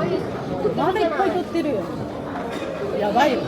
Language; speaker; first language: Japanese; non-native, fluent; Filipino